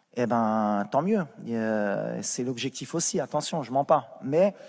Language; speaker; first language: French; native; French